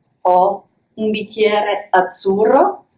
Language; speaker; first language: Italian; non-native, fluent; English